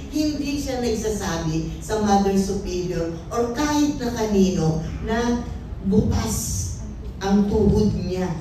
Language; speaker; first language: Filipino; native; Filipino